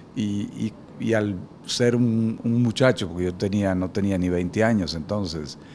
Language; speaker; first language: Spanish; native; Spanish